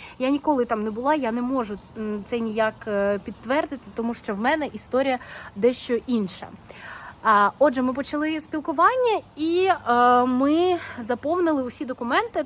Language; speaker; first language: Ukrainian; non-native, local second language; Russian